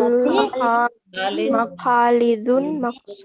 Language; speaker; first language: Arabic; non-native, learner; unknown